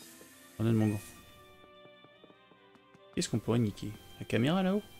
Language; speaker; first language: French; native; French